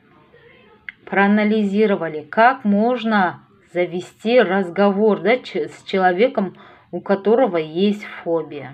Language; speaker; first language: Russian; non-native, local second language; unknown